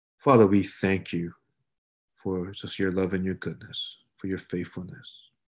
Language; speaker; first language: English; early bilingual, other home language; Korean